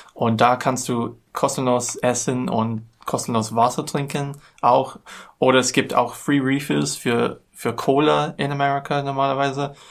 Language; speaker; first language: German; non-native, learner; English